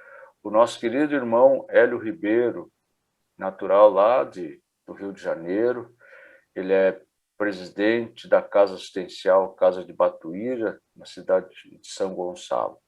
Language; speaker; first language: Portuguese; native; Portuguese